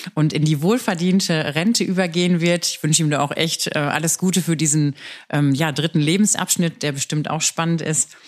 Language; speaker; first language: German; native; German